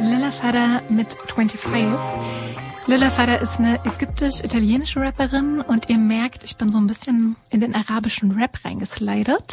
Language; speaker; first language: German; native; German